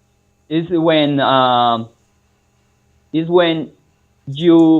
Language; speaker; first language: English; non-native, learner; Spanish